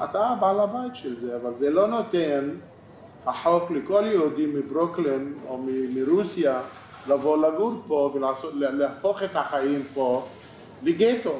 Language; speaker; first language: Hebrew; non-native, local second language; Arabic